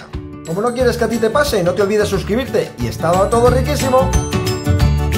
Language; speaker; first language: Spanish; native; Spanish